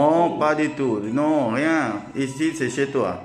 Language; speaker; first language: French; non-native, learner; Thai